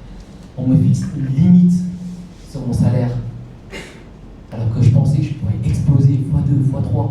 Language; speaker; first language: French; native; French